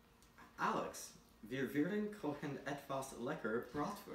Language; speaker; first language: German; non-native, learner; English